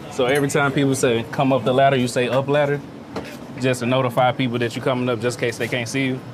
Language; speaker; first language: English; native; English